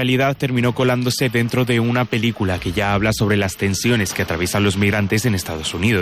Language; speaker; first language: Spanish; native; Spanish